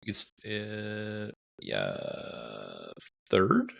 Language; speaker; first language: English; native; English